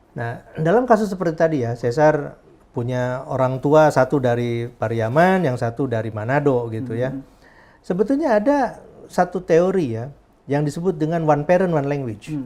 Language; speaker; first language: Indonesian; non-native, local second language; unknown